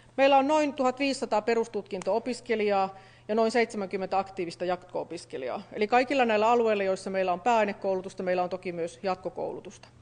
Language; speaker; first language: Finnish; native; Finnish